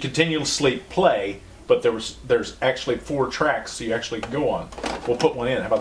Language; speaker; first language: English; native; English